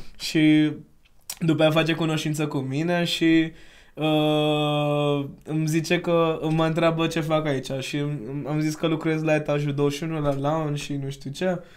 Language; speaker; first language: Romanian; non-native, fluent; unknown